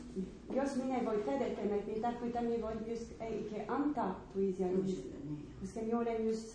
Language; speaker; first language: Finnish; non-native, learner; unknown